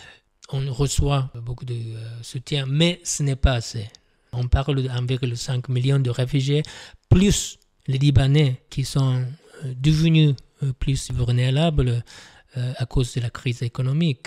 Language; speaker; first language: French; non-native, fluent; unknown